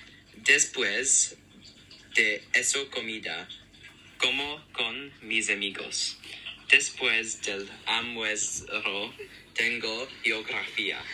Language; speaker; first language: Spanish; non-native, learner; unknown